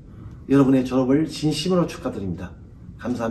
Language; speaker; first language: Korean; native; Korean